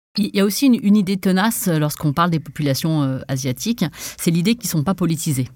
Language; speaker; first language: French; native; French